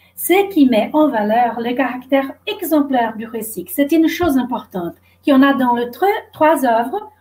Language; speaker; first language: French; non-native, fluent; Portuguese